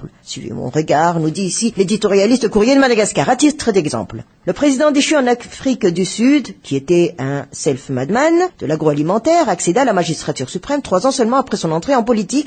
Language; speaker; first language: French; non-native, local second language; Malagasy